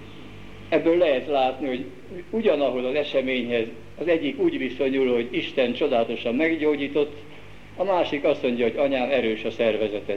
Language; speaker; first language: Hungarian; native; Hungarian